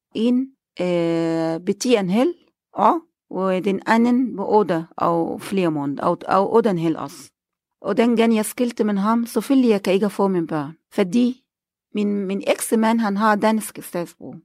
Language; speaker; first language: Danish; non-native, learner; Arabic